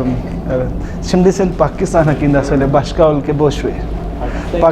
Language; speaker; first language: Turkish; non-native, learner; Urdu